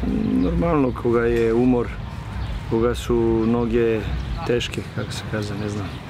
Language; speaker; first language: Bulgarian; non-native, learner; Serbian